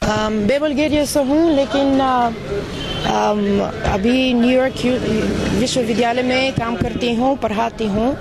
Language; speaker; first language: Hindi; non-native, fluent; Bulgarian